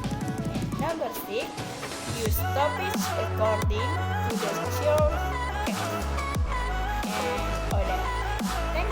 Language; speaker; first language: English; non-native, learner; Indonesian